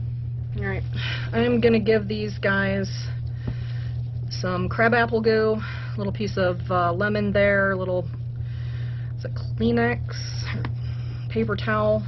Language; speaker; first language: English; native; English